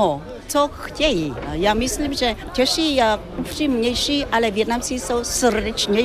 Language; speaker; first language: Czech; non-native, fluent; Vietnamese